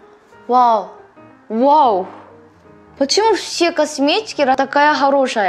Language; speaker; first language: Russian; non-native, learner; Korean